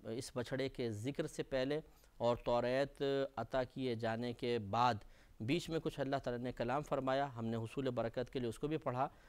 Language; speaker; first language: Urdu; native; Urdu